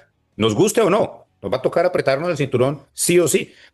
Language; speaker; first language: Spanish; native; Spanish